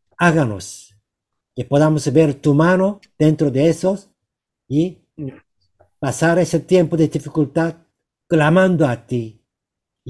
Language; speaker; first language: Spanish; non-native, learner; Korean